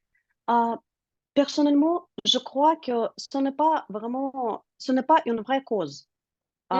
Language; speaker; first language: French; non-native, learner; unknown